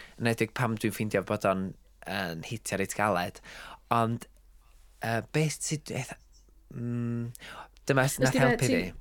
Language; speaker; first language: Welsh; native; Welsh